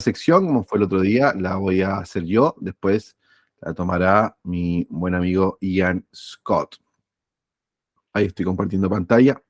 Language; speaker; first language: Spanish; native; Spanish